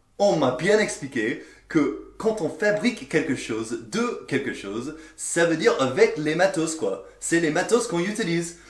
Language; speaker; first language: French; non-native, fluent; English